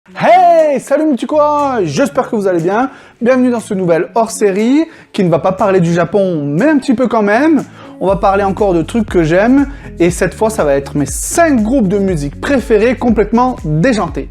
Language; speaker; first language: French; native; French